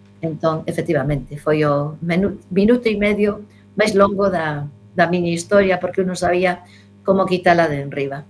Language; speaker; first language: Galician; non-native, local second language; Spanish